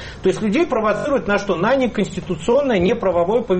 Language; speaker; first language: Russian; native; Russian